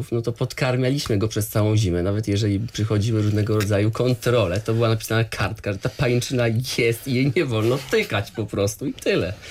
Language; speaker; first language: Polish; native; Polish